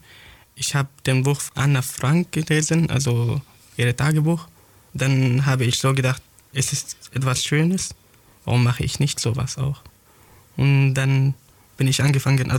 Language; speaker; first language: German; non-native, fluent; Arabic